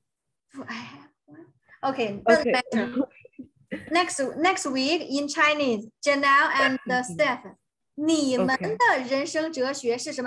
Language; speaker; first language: English; non-native, fluent; Chinese